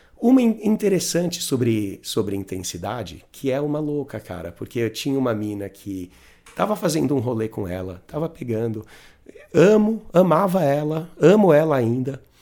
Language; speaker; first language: Portuguese; non-native, fluent; English